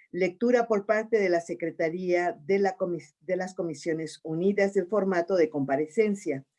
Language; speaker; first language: Spanish; native; Spanish